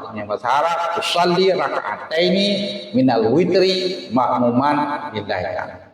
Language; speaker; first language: Malay; non-native, local second language; Achinese